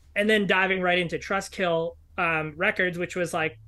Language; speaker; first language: English; native; English